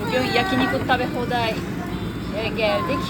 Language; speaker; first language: Turkish; non-native, learner; Japanese